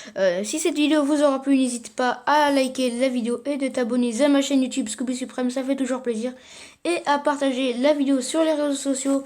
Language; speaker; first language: French; native; French